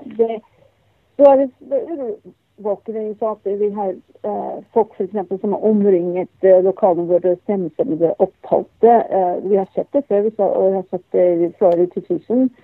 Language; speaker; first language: Norwegian; non-native, fluent; English